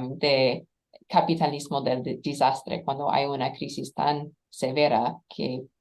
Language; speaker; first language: Spanish; non-native, fluent; English